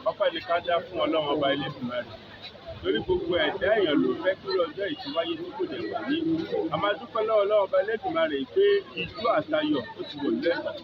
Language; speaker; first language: Yoruba; native; Yoruba